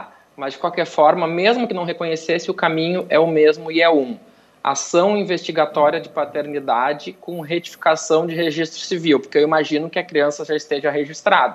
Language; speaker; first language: Portuguese; native; Portuguese